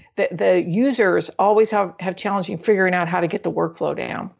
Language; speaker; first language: English; native; English